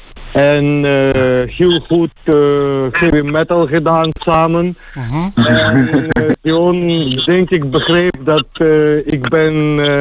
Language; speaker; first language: Dutch; non-native, learner; Ukrainian